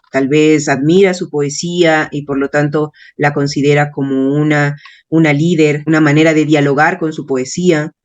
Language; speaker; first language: Spanish; native; Spanish